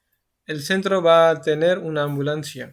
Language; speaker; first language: Spanish; non-native, fluent; Urdu